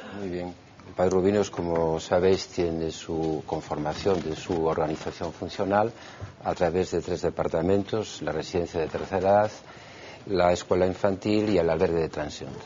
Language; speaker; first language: Spanish; native; Spanish